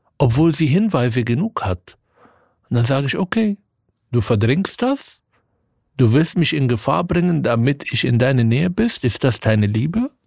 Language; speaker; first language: German; non-native, fluent; Arabic